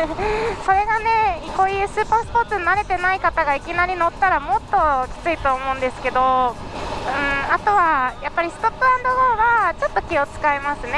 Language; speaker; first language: Japanese; native; Japanese